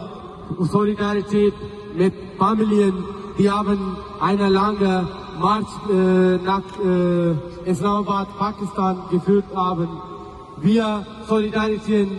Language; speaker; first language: German; non-native, learner; Baluchi